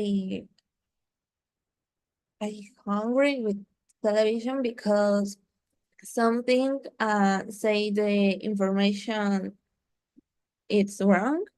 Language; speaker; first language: English; non-native, learner; Spanish